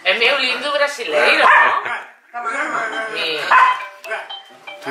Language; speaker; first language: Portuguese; non-native, learner; Spanish